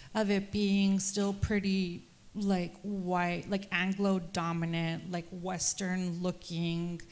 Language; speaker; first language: English; early bilingual, other home language; Spanish